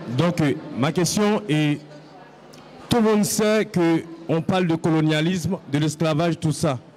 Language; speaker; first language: French; non-native, local second language; Haitian Creole